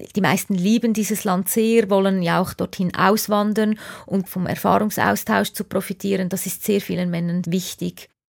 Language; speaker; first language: German; native; German